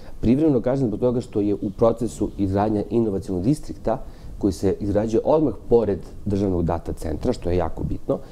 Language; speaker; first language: Serbian; native; Serbian